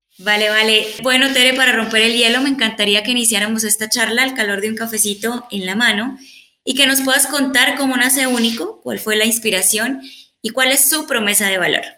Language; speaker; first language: Spanish; native; Spanish